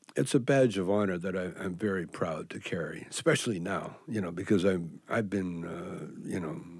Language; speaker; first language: English; native; English